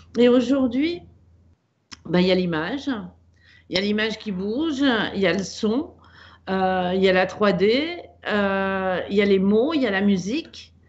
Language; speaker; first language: French; native; French